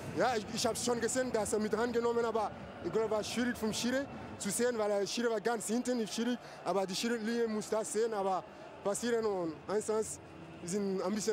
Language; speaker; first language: German; non-native, learner; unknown